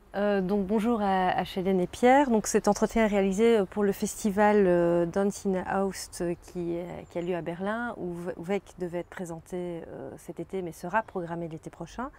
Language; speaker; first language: French; native; French